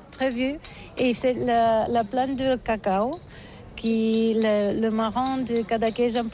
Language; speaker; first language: French; non-native, learner; Catalan